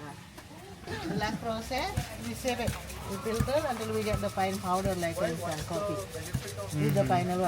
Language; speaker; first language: English; non-native, learner; Indonesian